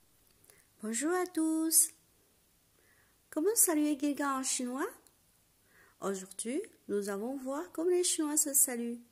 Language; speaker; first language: French; non-native, fluent; Chinese